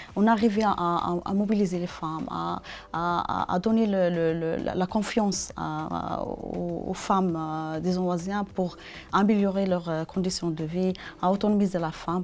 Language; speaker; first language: French; non-native, local second language; Arabic